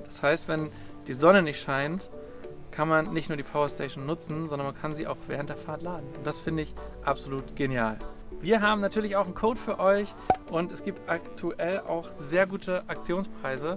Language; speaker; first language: German; native; German